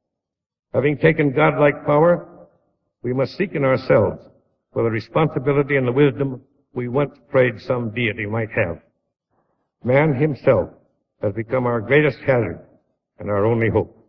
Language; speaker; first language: English; native; English